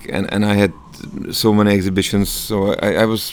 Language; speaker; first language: English; non-native, fluent; Czech